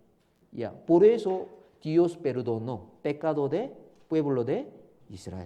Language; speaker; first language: Spanish; non-native, learner; Korean